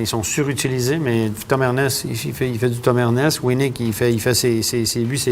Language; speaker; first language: French; native; French